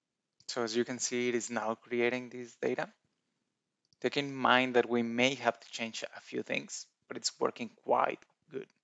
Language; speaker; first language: English; non-native, fluent; Spanish